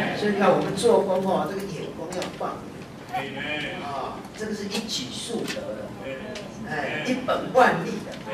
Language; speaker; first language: Chinese; native; Chinese